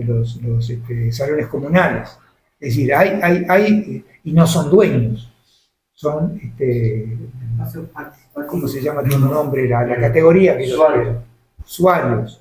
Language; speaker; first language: Spanish; native; Spanish